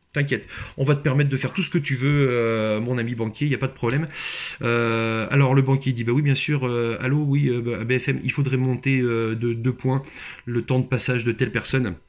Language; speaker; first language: French; native; French